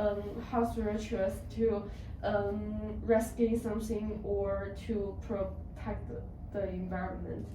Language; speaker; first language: English; non-native, learner; Chinese